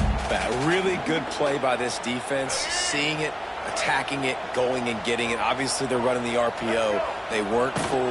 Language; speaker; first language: English; native; English